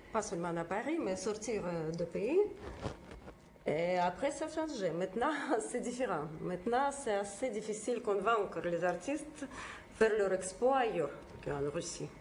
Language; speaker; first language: French; non-native, fluent; Russian